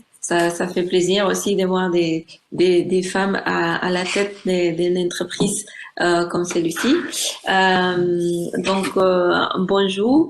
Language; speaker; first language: French; non-native, fluent; Spanish